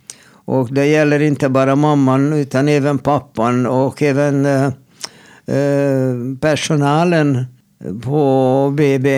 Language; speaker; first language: Swedish; non-native, fluent; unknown